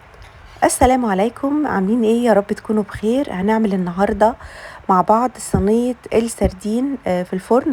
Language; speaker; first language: Arabic; native; Arabic